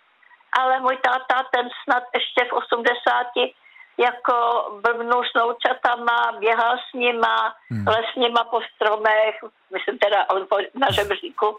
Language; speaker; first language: Czech; native; Czech